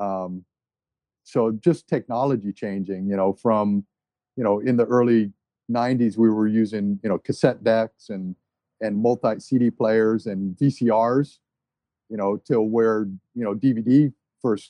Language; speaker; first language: English; native; English